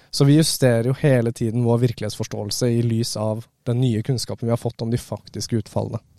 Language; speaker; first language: Norwegian; native; Norwegian